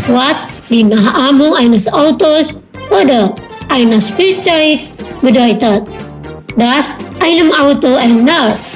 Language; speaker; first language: German; non-native, learner; Indonesian